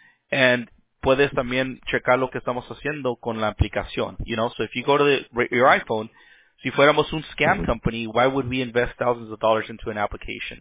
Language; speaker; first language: English; early bilingual, other home language; Spanish